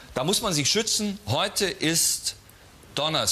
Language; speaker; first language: German; native; German